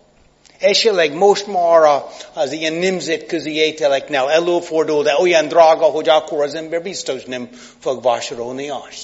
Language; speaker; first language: Hungarian; non-native, fluent; English